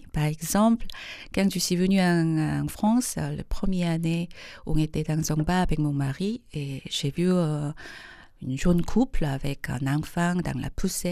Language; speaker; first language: French; non-native, fluent; Korean